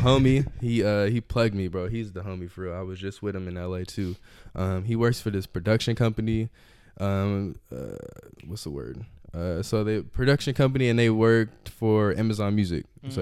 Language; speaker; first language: English; native; English